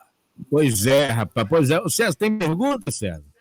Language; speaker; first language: Portuguese; native; Portuguese